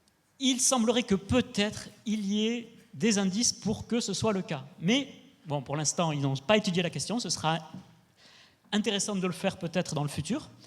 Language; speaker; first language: French; native; French